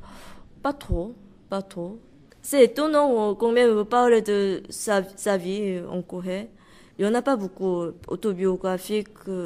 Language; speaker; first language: French; non-native, learner; Korean